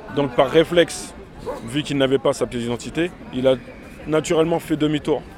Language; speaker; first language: French; early bilingual, other home language; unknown